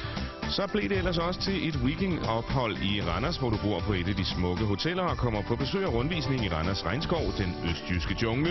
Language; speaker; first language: Danish; native; Danish